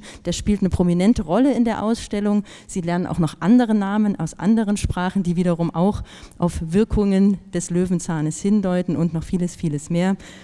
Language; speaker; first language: German; native; German